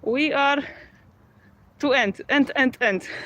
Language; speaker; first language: English; non-native, learner; Polish